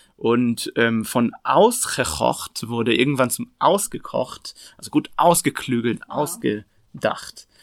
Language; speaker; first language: German; non-native, fluent; Hebrew